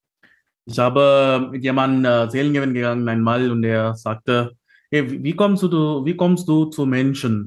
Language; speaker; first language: German; non-native, fluent; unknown